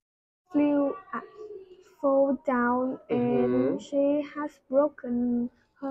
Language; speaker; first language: English; non-native, learner; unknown